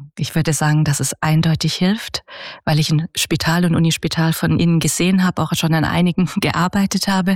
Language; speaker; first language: German; native; German